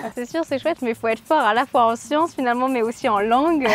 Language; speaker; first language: French; native; French